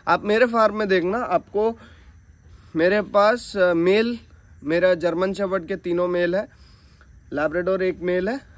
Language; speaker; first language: Hindi; non-native, local second language; Odia